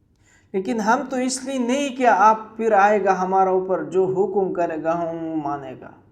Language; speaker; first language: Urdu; non-native, local second language; Pashto